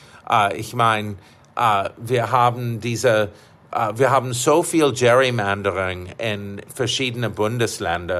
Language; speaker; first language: German; non-native, fluent; English